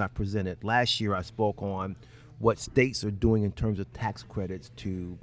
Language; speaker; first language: English; native; English